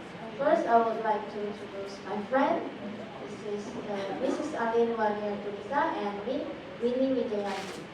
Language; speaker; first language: English; non-native, fluent; Indonesian